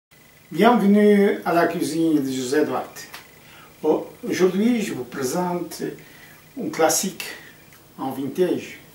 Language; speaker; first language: French; non-native, fluent; Portuguese